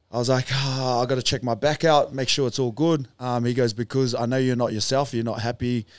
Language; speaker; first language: English; native; English